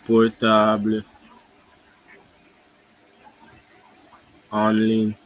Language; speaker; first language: French; non-native, learner; English